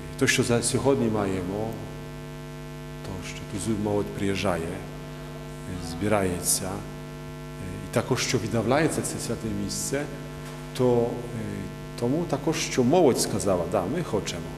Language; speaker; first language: Ukrainian; non-native, fluent; Polish